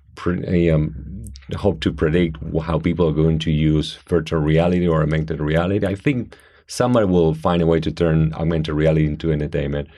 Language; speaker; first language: English; non-native, fluent; Spanish